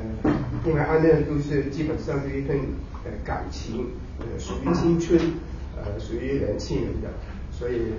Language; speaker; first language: Chinese; non-native, local second language; Cantonese